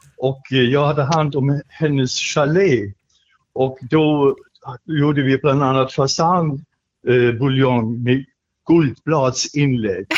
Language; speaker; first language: Swedish; non-native, fluent; German